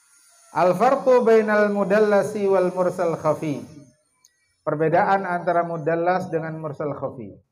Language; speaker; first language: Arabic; non-native, fluent; Indonesian